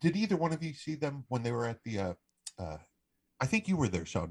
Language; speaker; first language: English; native; English